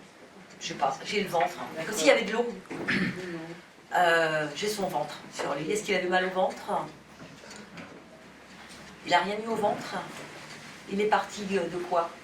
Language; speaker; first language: French; native; French